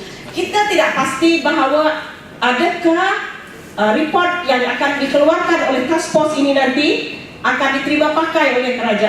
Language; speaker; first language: Malay; native; Malay